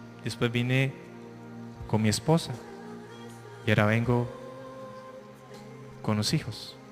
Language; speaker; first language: Spanish; native; Spanish